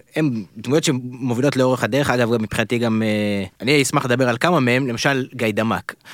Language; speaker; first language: Hebrew; native; Hebrew